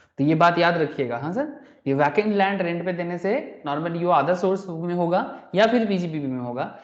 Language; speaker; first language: Hindi; non-native, local second language; Bangla